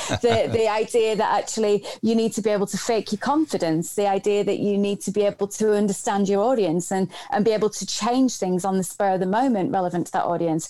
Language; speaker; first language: English; native; English